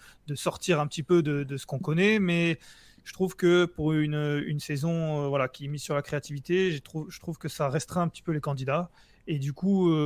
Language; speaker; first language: French; native; French